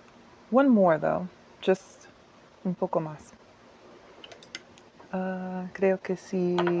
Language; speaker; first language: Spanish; non-native, learner; English